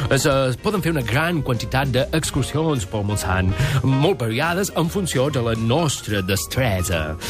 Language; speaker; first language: Catalan; non-native, fluent; English